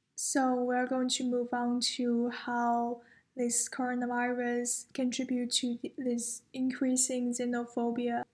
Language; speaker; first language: English; non-native, fluent; Chinese